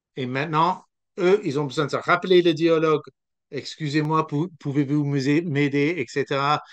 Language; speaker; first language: French; non-native, local second language; English